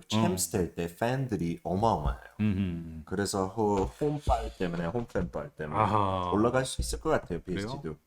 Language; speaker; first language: Korean; non-native, fluent; English